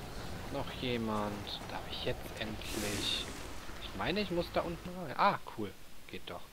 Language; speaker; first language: German; native; German